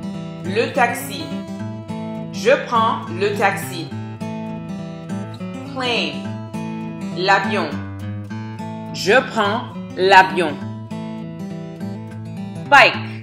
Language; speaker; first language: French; non-native, fluent; English